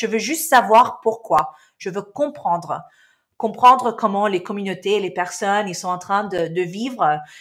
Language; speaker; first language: French; non-native, local second language; Arabic